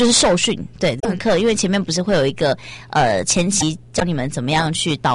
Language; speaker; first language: Chinese; native; Chinese